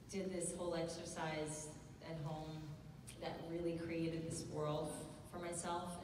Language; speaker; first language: English; native; English